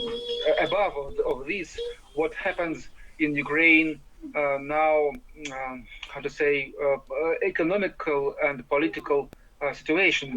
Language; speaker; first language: English; non-native, learner; Ukrainian